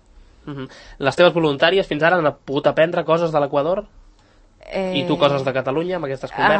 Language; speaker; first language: Catalan; native; Catalan